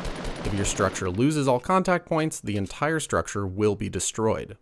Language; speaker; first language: English; native; English